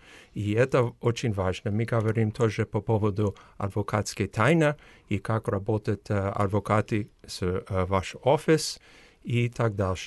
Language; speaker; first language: Russian; non-native, fluent; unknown